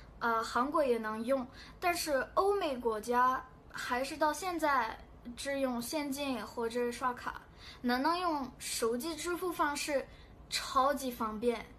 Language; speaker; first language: Chinese; non-native, fluent; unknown